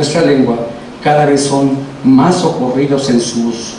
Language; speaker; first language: Spanish; native; Spanish